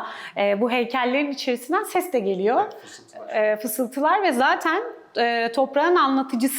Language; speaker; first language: Turkish; native; Turkish